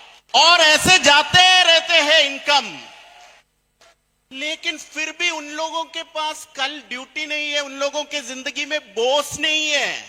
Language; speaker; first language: Hindi; non-native, fluent; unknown